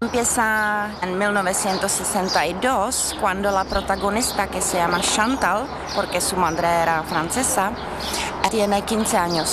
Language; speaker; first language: Spanish; non-native, fluent; Czech